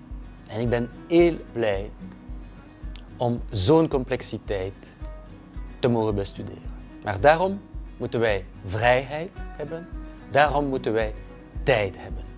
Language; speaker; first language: Dutch; non-native, local second language; French